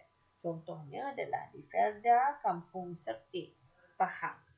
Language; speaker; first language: Malay; native; Malay